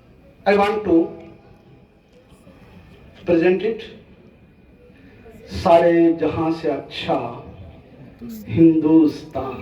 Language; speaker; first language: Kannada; non-native, fluent; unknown